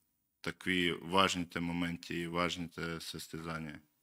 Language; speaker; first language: Bulgarian; non-native, learner; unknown